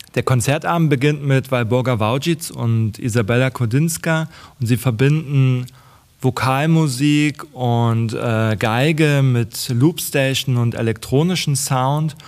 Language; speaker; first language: German; non-native, local second language; Upper Sorbian